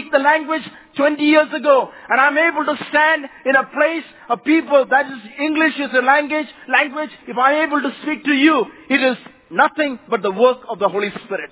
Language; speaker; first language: English; non-native, local second language; Malayalam